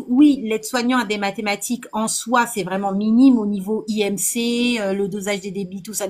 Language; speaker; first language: French; native; French